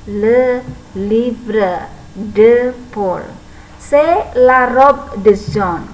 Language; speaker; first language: French; non-native, fluent; Indonesian